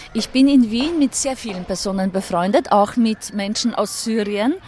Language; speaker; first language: German; early bilingual, other home language; Polish